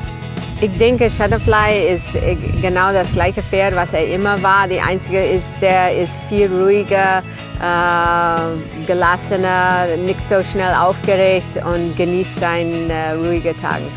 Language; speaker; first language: German; non-native, fluent; English